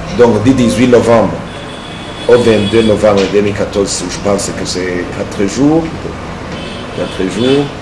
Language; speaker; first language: French; non-native, local second language; Rundi